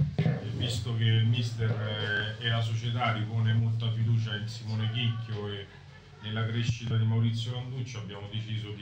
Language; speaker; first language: Italian; native; Italian